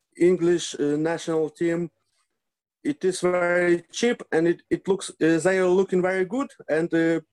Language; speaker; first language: English; non-native, learner; Ukrainian